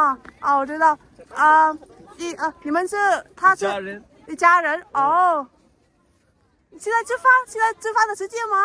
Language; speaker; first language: Chinese; non-native, learner; Vietnamese